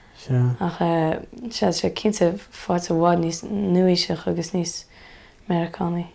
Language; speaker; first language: Irish; native; Irish